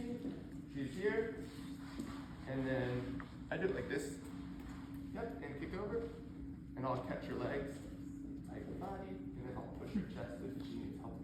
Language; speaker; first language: English; native; English